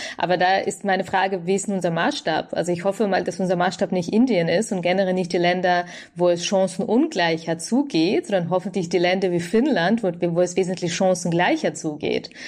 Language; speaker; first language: German; early bilingual, other home language; Russian